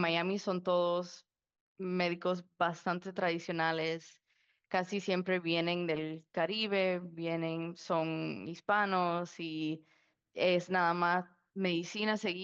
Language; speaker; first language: Spanish; early bilingual, heritage; Spanish